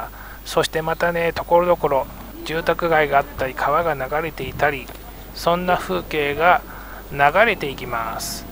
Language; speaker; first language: Japanese; native; Japanese